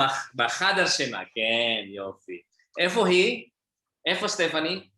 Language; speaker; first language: Hebrew; non-native, fluent; Indonesian